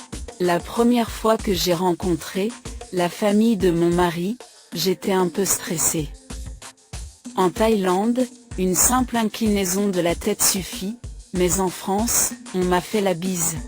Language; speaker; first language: French; non-native, fluent; Thai